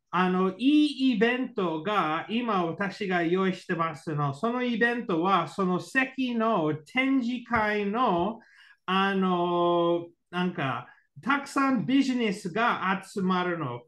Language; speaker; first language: Japanese; non-native, learner; English